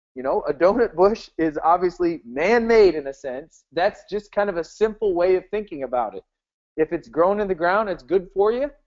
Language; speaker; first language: English; native; English